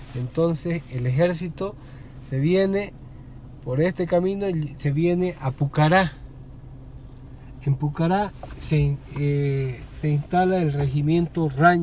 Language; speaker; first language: Spanish; native; Spanish